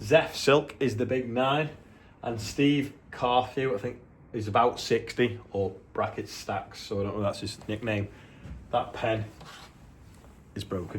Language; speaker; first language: English; native; English